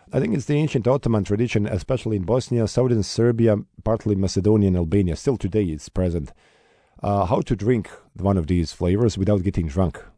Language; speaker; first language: English; non-native, fluent; Bosnian